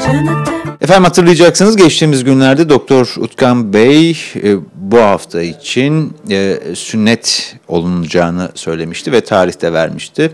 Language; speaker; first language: Turkish; native; Turkish